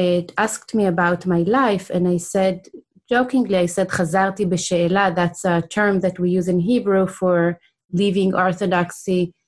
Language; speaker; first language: English; non-native, fluent; Hebrew